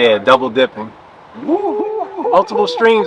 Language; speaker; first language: English; native; English